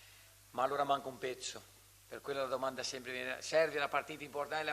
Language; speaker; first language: Italian; non-native, fluent; Portuguese